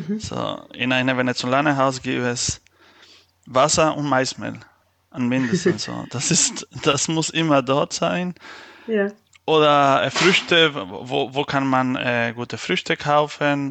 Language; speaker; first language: German; non-native, fluent; Spanish